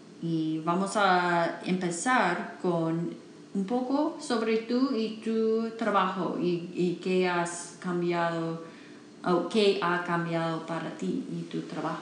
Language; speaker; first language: Spanish; non-native, learner; English